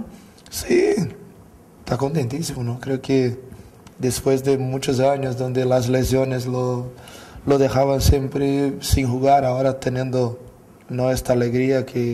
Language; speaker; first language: Italian; non-native, learner; Spanish